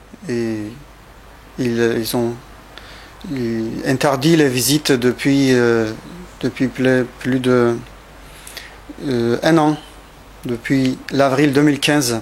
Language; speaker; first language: French; non-native, fluent; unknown